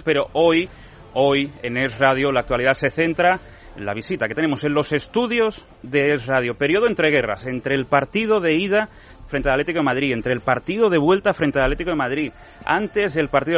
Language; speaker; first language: Spanish; native; Spanish